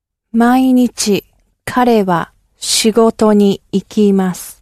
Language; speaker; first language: Japanese; non-native, learner; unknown